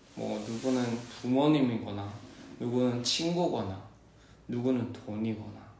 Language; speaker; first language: Korean; early bilingual, heritage; Korean